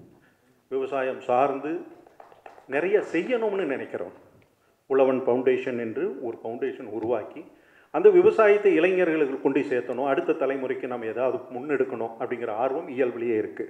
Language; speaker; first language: Tamil; native; Tamil